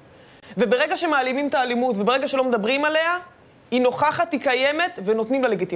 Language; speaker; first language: Hebrew; native; Hebrew